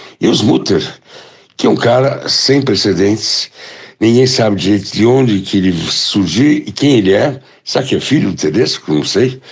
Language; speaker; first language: Portuguese; early bilingual, other home language; German